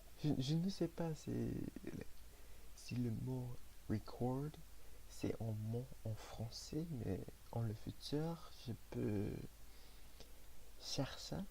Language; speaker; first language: French; non-native, learner; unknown